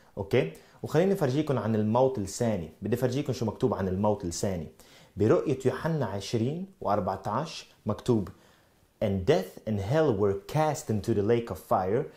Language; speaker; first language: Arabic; early bilingual, heritage; Arabic